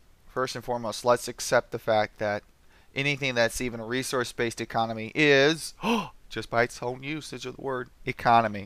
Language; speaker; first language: English; native; English